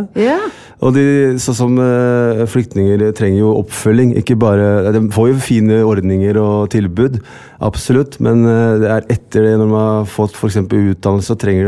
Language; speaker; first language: Norwegian; non-native, fluent; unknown